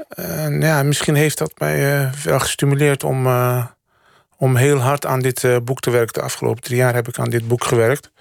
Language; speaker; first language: Dutch; early bilingual, other home language; Turkish